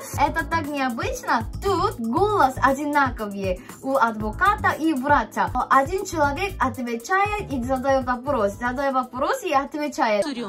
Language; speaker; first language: Russian; non-native, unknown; Korean